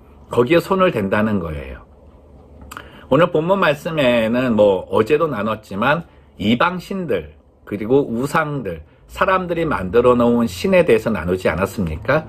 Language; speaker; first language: Korean; native; Korean